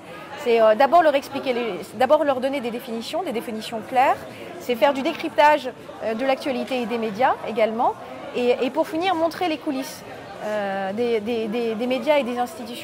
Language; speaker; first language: French; native; French